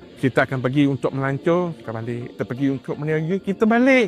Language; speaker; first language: Malay; native; Malay